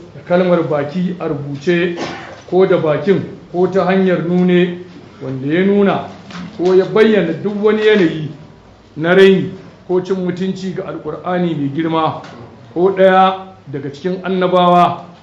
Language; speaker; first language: Hausa; native; Hausa